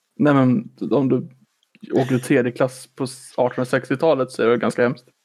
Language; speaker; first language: Swedish; native; Swedish